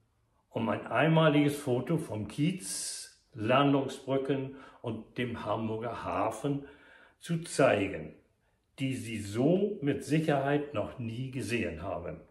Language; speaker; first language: German; native; German